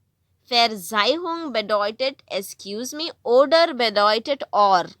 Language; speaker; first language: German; non-native, fluent; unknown